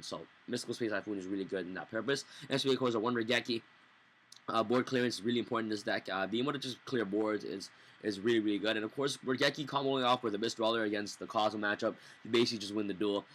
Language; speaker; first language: English; native; English